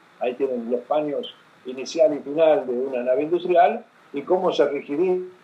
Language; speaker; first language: Spanish; native; Spanish